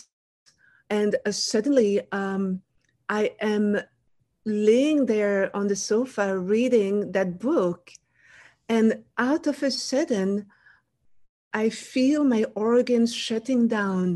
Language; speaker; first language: English; non-native, fluent; French